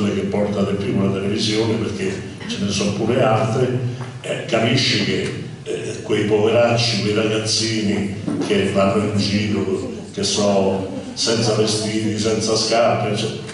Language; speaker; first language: Italian; native; Italian